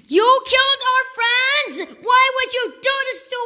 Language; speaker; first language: English; native; English